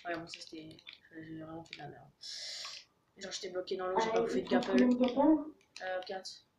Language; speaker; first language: French; native; French